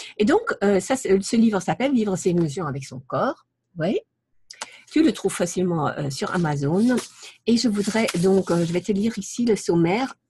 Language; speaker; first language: French; non-native, fluent; German